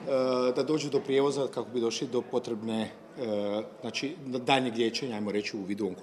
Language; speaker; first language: Croatian; native; Croatian